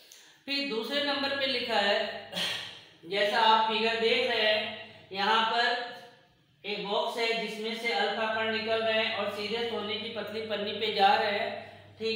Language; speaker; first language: Hindi; native; Hindi